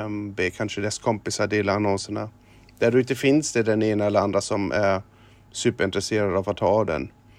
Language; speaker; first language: Swedish; non-native, fluent; German